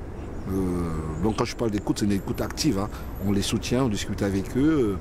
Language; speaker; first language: French; native; French